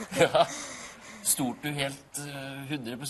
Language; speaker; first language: Norwegian; native; Norwegian